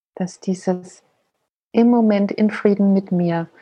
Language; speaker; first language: German; non-native, fluent; Danish